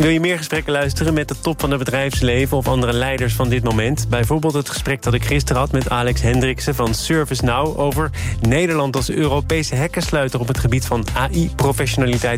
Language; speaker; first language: Dutch; native; Dutch